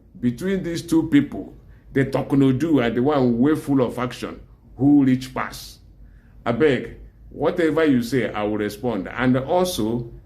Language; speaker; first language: Nigerian Pidgin; non-native, local second language; Igbo